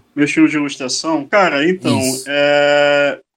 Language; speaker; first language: Portuguese; native; Portuguese